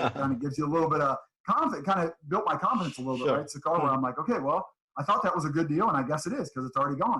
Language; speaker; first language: English; native; English